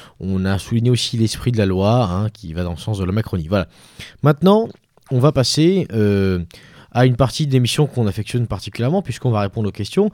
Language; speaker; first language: French; native; French